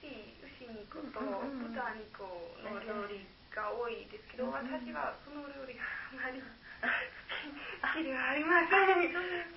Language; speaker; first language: Japanese; non-native, learner; German